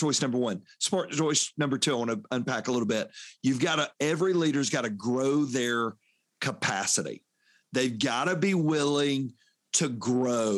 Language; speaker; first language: English; native; English